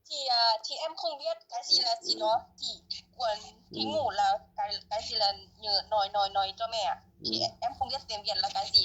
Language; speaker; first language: Vietnamese; early bilingual, heritage; Lao